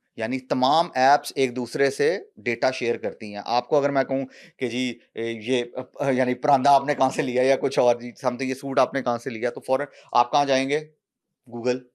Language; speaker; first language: Urdu; non-native, local second language; Punjabi